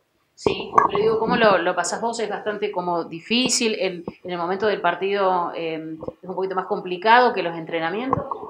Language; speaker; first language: Spanish; native; Spanish